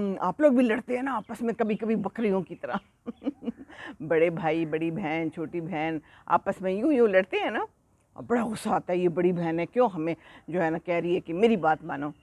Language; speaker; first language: Urdu; native; Urdu